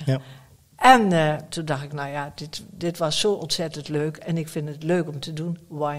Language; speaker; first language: Dutch; native; Dutch